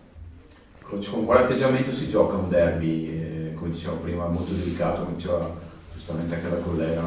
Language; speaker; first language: Italian; native; Italian